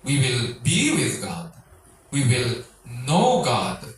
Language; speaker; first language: English; non-native, local second language; Filipino